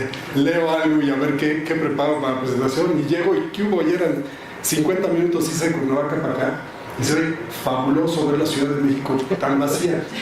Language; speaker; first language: Spanish; native; Spanish